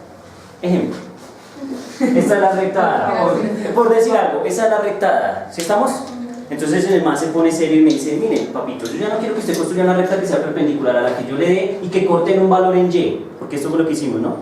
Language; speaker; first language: Spanish; native; Spanish